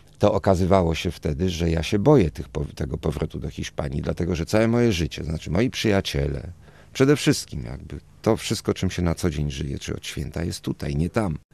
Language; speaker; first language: Polish; early bilingual, other home language; Spanish